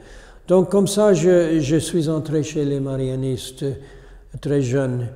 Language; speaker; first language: French; non-native, fluent; English